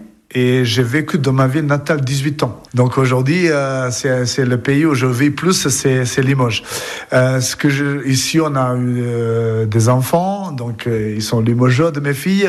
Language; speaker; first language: French; non-native, fluent; Serbian